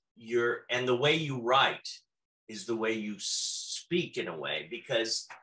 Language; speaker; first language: English; native; English